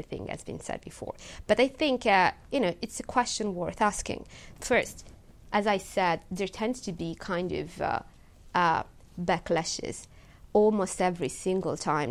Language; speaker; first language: English; non-native, fluent; Italian